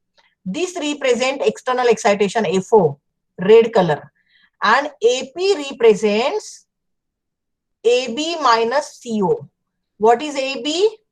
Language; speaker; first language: English; non-native, local second language; Marathi